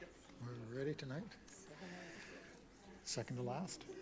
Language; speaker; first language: English; native; English